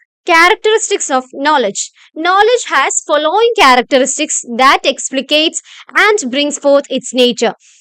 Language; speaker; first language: English; non-native, local second language; Malayalam